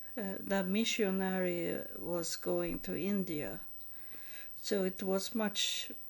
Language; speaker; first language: English; non-native, learner; Swedish